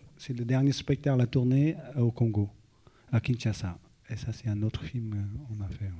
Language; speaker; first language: French; non-native, fluent; Vietnamese